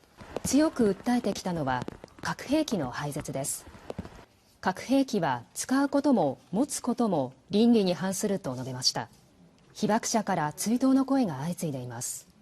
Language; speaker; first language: Japanese; native; Japanese